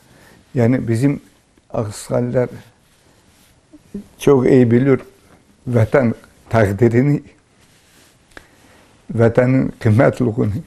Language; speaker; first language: Turkish; early bilingual, heritage; Turkish